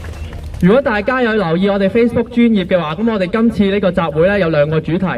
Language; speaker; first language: Cantonese; native; Cantonese